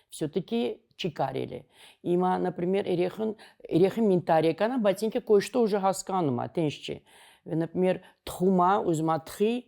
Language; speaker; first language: Armenian; native; Armenian